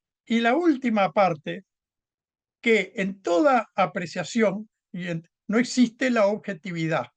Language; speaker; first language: Spanish; native; Spanish